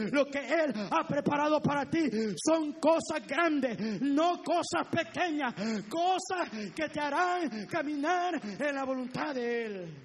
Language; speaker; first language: Spanish; native; Spanish